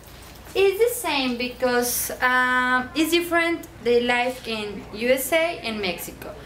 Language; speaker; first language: English; non-native, learner; Spanish